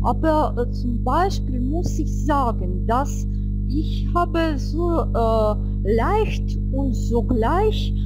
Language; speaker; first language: German; non-native, learner; Russian